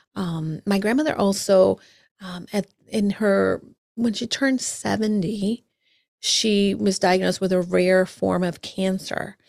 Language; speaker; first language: English; early bilingual, other home language; Spanish